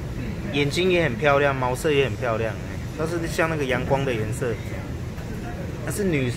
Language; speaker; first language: Chinese; native; Chinese